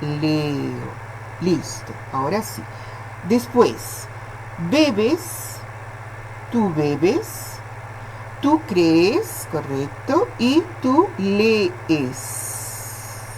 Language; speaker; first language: Spanish; non-native, fluent; Portuguese